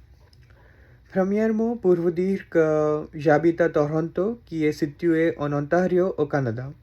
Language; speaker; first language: French; non-native, learner; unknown